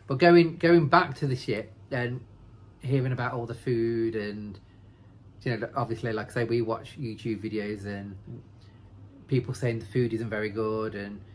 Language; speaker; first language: English; native; English